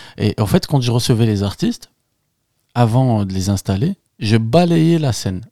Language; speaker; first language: French; non-native, local second language; Arabic